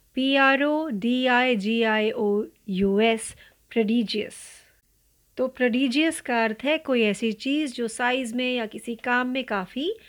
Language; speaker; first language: Hindi; non-native, local second language; Marathi